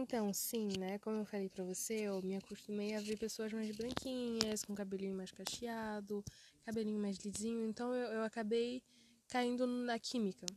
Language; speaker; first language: Portuguese; early bilingual, other home language; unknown